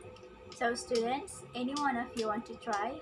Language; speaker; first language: English; non-native, learner; Indonesian